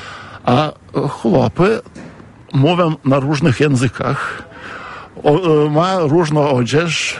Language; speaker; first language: Polish; non-native, fluent; Lithuanian